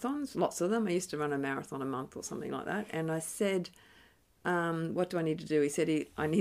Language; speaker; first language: English; native; English